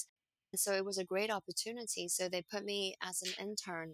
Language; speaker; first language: English; non-native, local second language; Cantonese